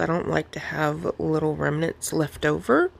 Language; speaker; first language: English; native; English